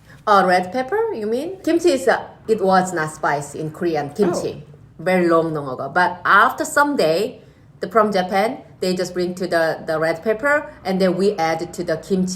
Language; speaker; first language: English; non-native, learner; Korean